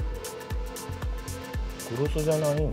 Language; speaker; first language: Japanese; native; Japanese